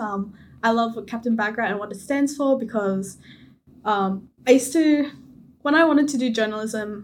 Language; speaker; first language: English; native; English